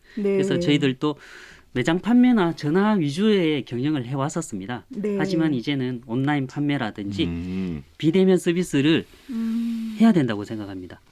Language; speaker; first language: Korean; native; Korean